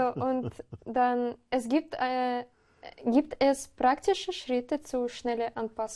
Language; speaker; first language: German; non-native, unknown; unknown